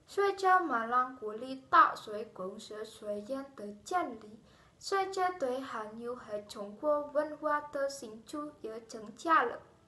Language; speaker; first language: Chinese; non-native, learner; Indonesian